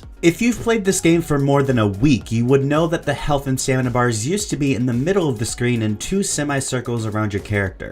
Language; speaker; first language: English; native; English